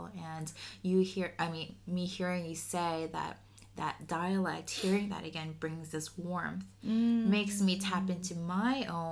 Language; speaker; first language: English; early bilingual, other home language; Spanish